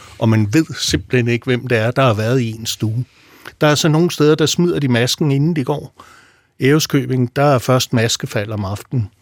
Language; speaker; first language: Danish; native; Danish